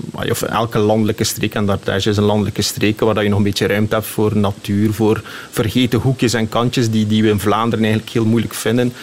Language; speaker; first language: Dutch; native; Dutch